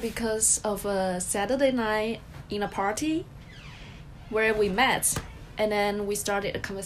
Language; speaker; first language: English; non-native, fluent; Chinese